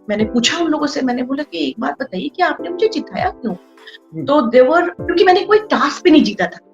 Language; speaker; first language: Hindi; non-native, local second language; Bangla